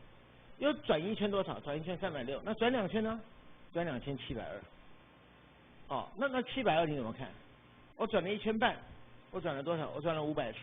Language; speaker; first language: Chinese; native; Chinese